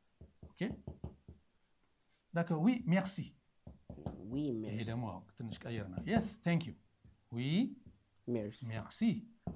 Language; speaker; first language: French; non-native, fluent; Amharic